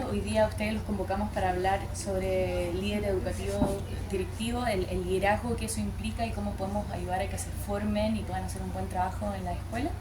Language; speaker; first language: Spanish; native; Spanish